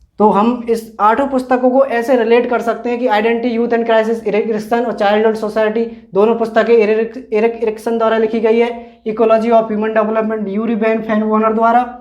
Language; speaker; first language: Hindi; native; Hindi